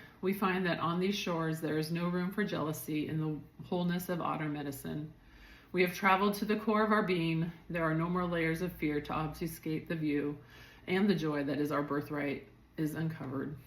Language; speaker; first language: English; native; English